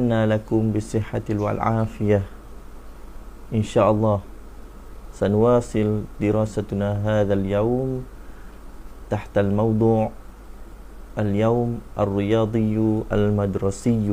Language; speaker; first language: Arabic; non-native, fluent; Malay